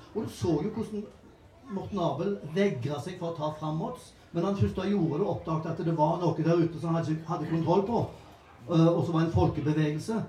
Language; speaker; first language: Norwegian; native; Norwegian